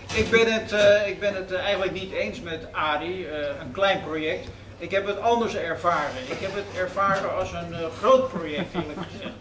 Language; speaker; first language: Dutch; native; Dutch